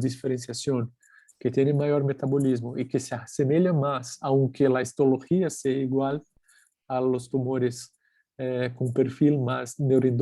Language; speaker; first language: Spanish; non-native, fluent; Portuguese